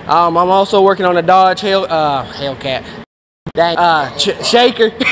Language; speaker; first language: English; native; English